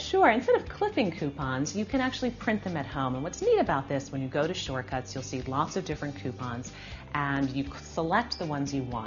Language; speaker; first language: English; native; English